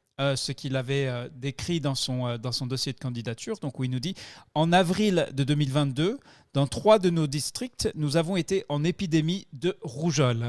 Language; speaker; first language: French; native; French